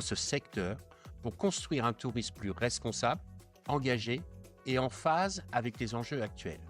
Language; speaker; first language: French; native; French